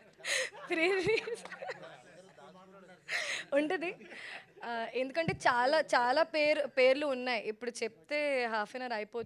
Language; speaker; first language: Telugu; non-native, fluent; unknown